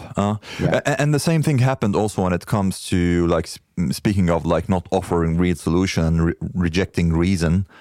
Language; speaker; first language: English; non-native, fluent; Arabic